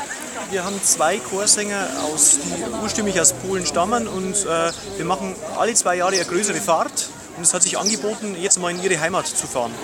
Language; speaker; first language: German; native; German